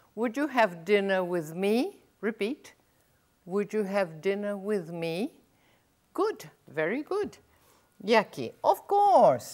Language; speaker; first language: English; non-native, fluent; Portuguese